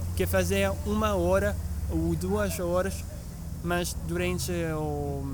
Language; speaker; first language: Portuguese; non-native, learner; French